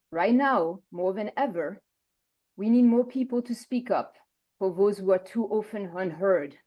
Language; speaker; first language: English; non-native, fluent; French